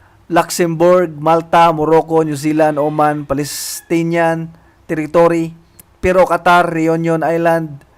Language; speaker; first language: English; non-native, local second language; Filipino